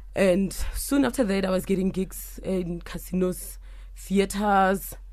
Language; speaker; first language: English; non-native, local second language; Northern Sotho